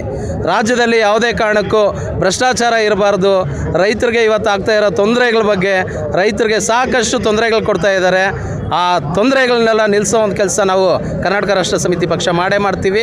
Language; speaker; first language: Kannada; native; Kannada